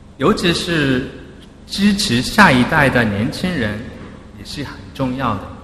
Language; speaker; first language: Chinese; non-native, fluent; Japanese